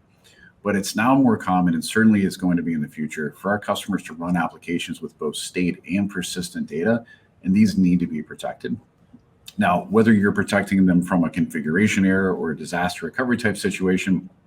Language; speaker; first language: English; native; English